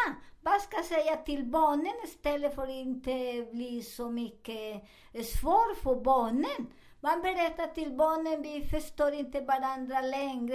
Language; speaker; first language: Swedish; non-native, learner; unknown